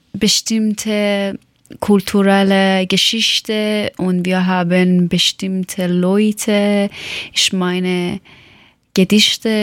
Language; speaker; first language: German; non-native, learner; Persian